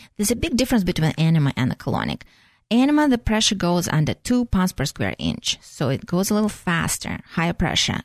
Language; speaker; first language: English; non-native, fluent; Russian